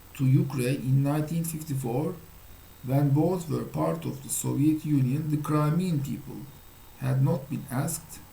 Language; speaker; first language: English; non-native, fluent; Turkish